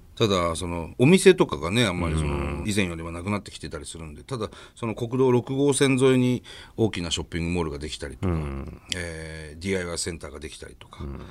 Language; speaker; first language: Japanese; native; Japanese